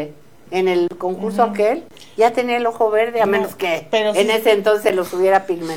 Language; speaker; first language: Spanish; native; Spanish